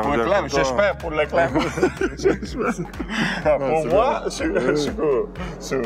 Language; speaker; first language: French; non-native, learner; Italian